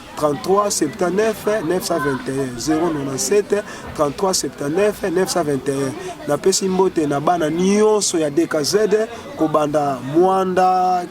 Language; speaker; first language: Lingala; non-native, local second language; Kongo